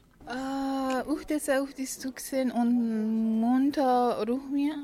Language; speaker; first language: Finnish; non-native, learner; Persian